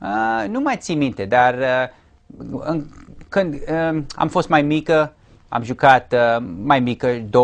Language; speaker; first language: Romanian; early bilingual, heritage; English